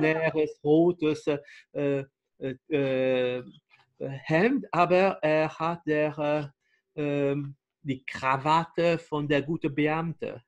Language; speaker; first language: German; non-native, fluent; French